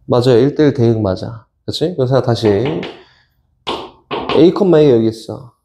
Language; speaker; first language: Korean; native; Korean